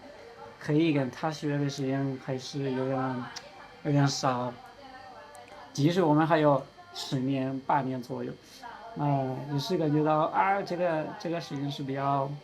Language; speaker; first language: Chinese; non-native, learner; Spanish